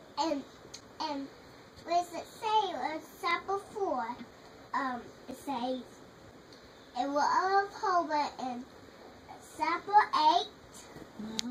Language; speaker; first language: English; native; English